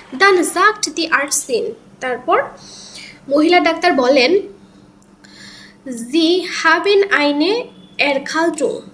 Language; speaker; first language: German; non-native, learner; Bangla